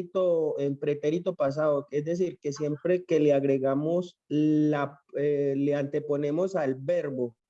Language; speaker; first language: Spanish; native; Spanish